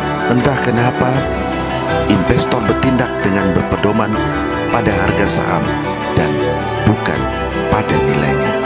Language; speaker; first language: Indonesian; native; Indonesian